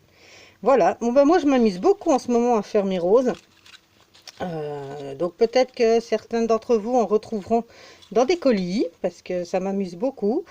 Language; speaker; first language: French; native; French